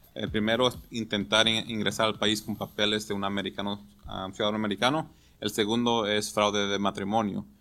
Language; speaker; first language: Spanish; early bilingual, heritage; Spanish